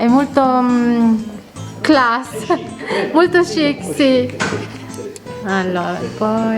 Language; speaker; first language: Italian; non-native, learner; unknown